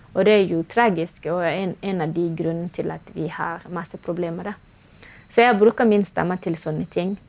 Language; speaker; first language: Norwegian; non-native, fluent; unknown